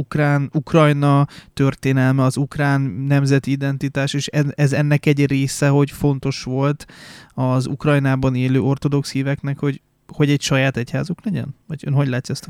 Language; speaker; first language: Hungarian; native; Hungarian